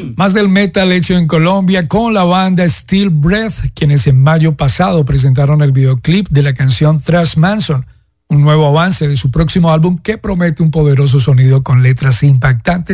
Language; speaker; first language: Spanish; native; Spanish